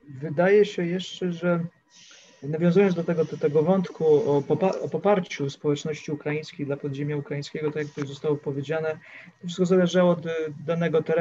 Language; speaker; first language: Polish; native; Polish